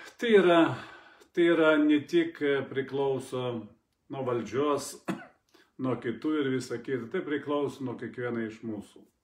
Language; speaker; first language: Lithuanian; non-native, fluent; Russian